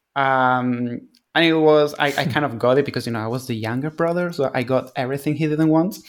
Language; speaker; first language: English; non-native, fluent; Spanish